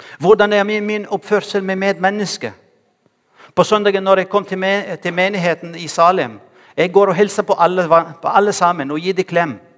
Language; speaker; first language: Norwegian; non-native, fluent; Arabic